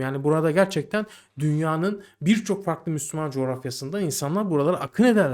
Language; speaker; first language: Turkish; native; Turkish